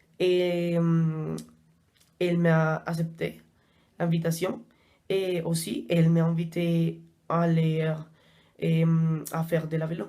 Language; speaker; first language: French; non-native, learner; Spanish